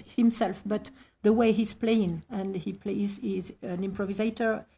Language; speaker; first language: English; non-native, fluent; French